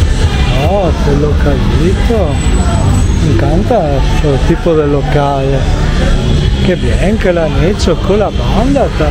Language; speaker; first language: Spanish; non-native, learner; Italian